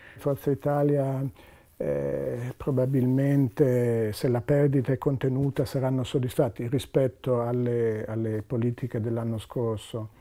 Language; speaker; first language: Italian; native; Italian